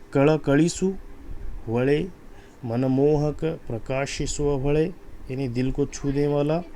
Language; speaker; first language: Urdu; non-native, local second language; Kannada